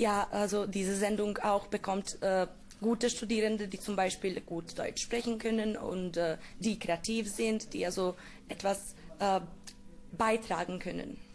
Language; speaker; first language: German; non-native, learner; Serbian